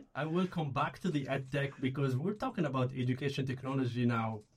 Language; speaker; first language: English; early bilingual, other home language; Arabic